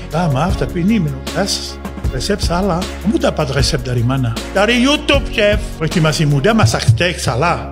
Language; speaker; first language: Indonesian; non-native, fluent; French